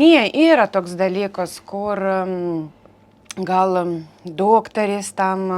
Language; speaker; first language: Lithuanian; non-native, learner; Ukrainian